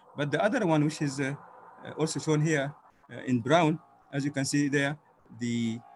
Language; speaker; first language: English; non-native, fluent; Arabic